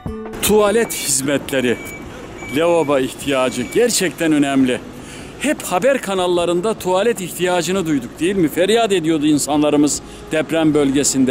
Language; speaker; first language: Turkish; native; Turkish